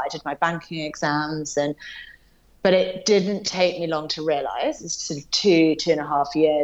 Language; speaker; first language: English; native; English